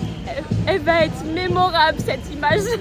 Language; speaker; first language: French; native; French